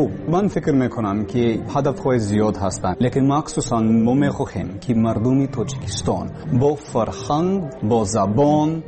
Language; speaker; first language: Persian; non-native, learner; English